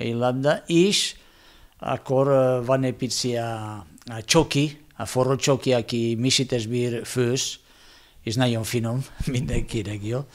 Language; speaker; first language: Hungarian; non-native, learner; Spanish